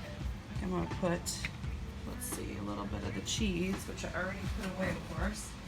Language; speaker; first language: English; native; English